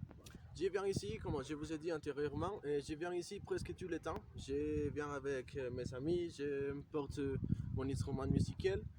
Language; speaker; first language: French; non-native, learner; Spanish